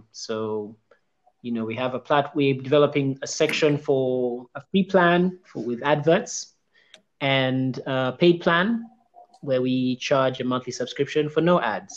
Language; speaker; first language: English; non-native, local second language; Ganda